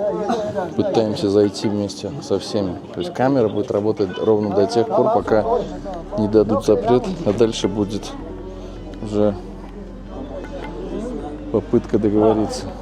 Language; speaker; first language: Russian; native; Russian